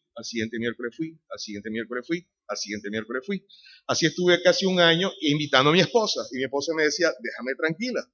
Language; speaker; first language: Spanish; native; Spanish